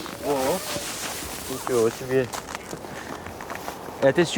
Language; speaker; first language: Russian; non-native, fluent; Dutch